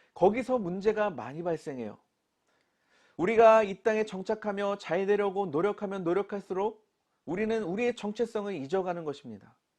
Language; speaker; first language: Korean; native; Korean